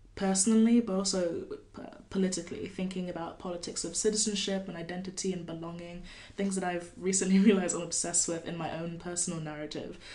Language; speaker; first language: English; native; English